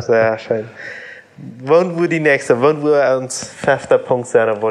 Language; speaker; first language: German; non-native, learner; Plautdietsch